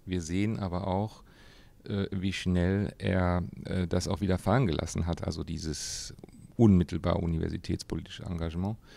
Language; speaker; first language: German; native; German